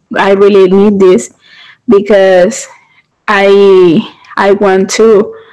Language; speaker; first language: English; non-native, learner; Spanish